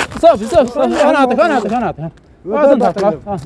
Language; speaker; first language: Arabic; native; Arabic